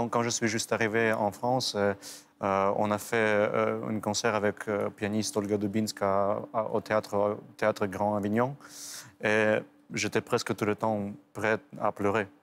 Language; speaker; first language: French; non-native, fluent; Ukrainian